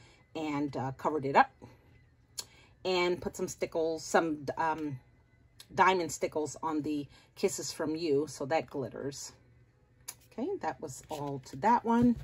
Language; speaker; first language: English; native; English